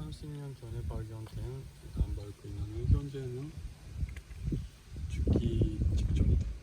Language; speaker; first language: Korean; non-native, fluent; Japanese